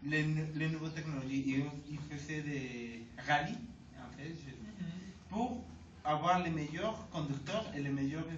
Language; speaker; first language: French; non-native, learner; Spanish